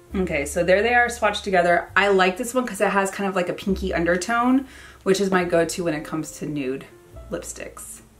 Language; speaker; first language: English; native; English